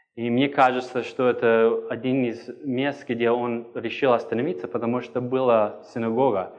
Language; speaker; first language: Russian; non-native, fluent; English